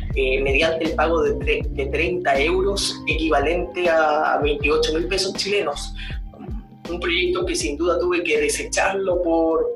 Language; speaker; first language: Spanish; native; Spanish